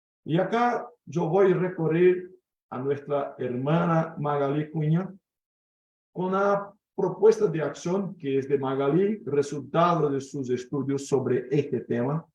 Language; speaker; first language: Spanish; non-native, fluent; Portuguese